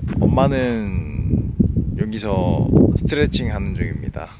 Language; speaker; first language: Korean; native; Korean